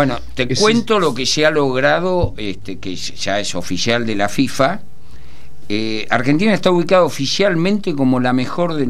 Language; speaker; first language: Spanish; native; Spanish